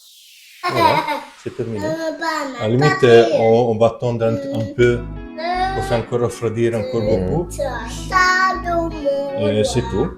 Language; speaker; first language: French; non-native, fluent; Italian